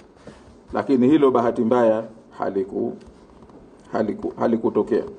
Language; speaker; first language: Swahili; native; Swahili